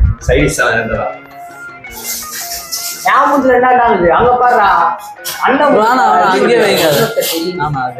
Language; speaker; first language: Tamil; native; Tamil